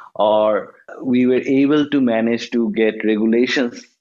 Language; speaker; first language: English; non-native, local second language; Bangla